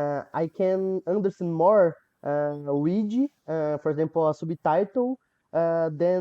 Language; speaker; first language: English; non-native, learner; Portuguese